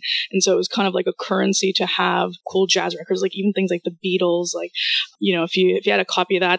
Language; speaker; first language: English; non-native, fluent; Russian